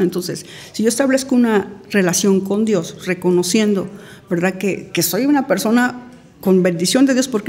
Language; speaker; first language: Spanish; native; Spanish